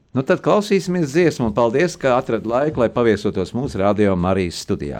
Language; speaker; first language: Latvian; native; Latvian